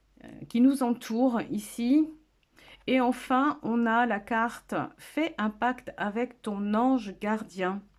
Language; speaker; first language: French; native; French